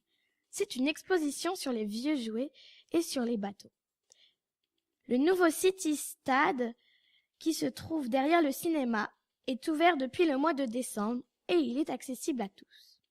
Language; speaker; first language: French; native; French